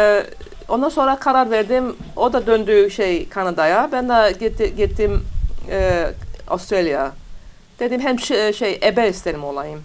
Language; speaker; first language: Turkish; non-native, fluent; English